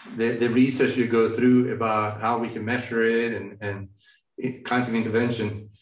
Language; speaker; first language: English; non-native, fluent; Swedish